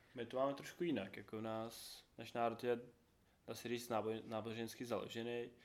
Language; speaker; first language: Czech; non-native, fluent; Ukrainian